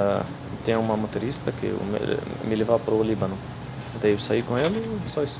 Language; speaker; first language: Portuguese; non-native, fluent; Arabic